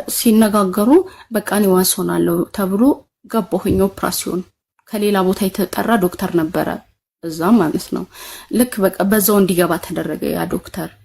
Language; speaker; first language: Amharic; native; Amharic